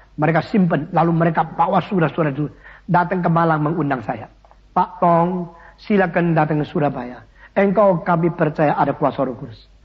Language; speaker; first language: Indonesian; early bilingual, other home language; Min Nan Chinese